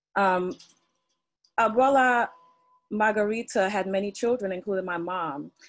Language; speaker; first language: English; native; English